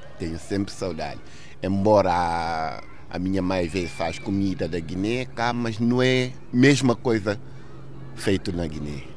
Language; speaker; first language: Portuguese; non-native, local second language; Upper Guinea Crioulo